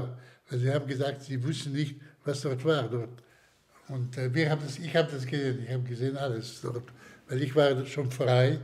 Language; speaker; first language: German; non-native, fluent; Slovak